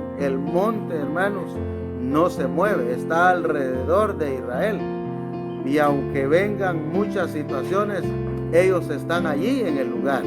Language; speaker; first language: Spanish; native; Spanish